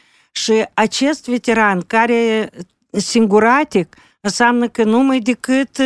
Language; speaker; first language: Romanian; non-native, local second language; Russian